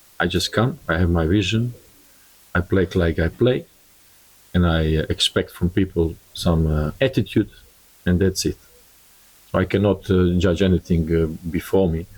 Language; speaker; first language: English; non-native, learner; Croatian